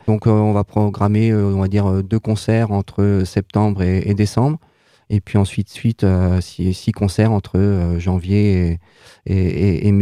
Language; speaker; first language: French; native; French